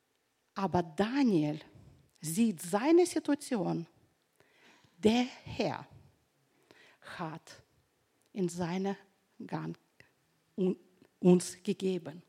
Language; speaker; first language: German; non-native, fluent; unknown